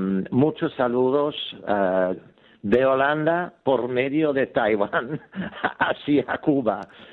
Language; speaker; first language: Spanish; non-native, fluent; Dutch